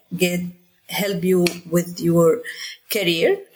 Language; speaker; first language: English; non-native, fluent; Arabic